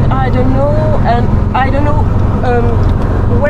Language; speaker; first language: English; non-native, learner; French